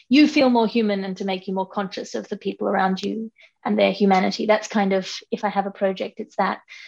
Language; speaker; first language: English; native; English